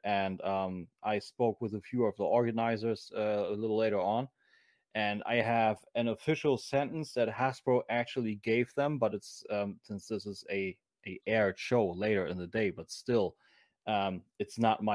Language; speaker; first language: English; non-native, fluent; German